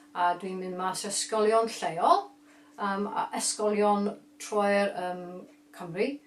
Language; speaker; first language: Welsh; non-native, learner; English